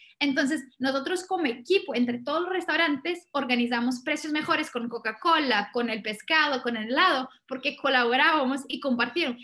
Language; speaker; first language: Spanish; non-native, fluent; Portuguese